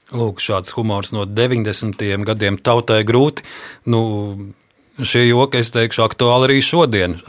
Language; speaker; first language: Latvian; native; Latvian